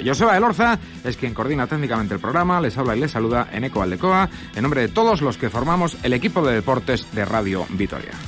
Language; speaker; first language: Spanish; native; Spanish